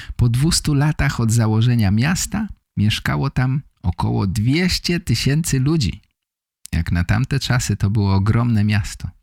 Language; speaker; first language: Polish; native; Polish